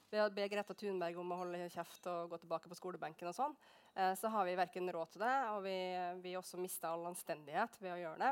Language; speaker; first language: Norwegian; native; Norwegian